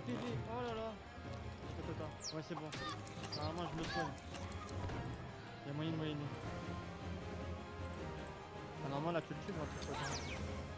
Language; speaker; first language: French; native; French